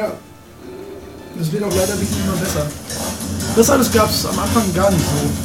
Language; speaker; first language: German; native; German